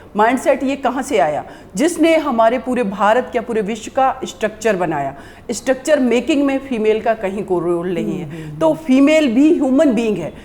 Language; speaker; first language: Hindi; native; Hindi